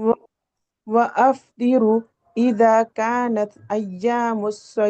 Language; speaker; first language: Arabic; non-native, learner; Urdu